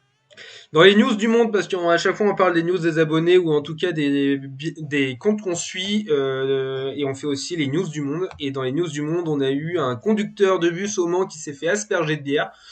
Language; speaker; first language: French; native; French